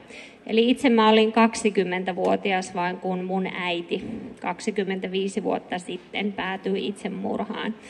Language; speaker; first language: Finnish; native; Finnish